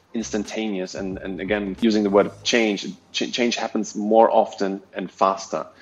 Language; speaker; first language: English; non-native, fluent; German